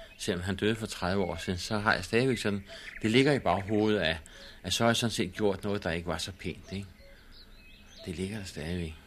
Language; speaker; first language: Danish; native; Danish